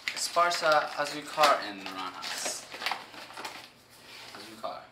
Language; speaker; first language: Spanish; non-native, learner; English